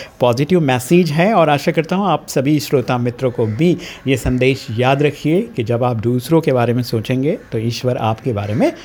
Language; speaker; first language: Hindi; native; Hindi